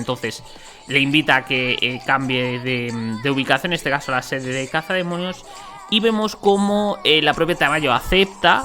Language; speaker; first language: Spanish; native; Spanish